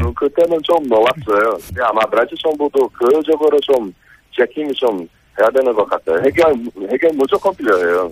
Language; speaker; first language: Korean; non-native, fluent; Portuguese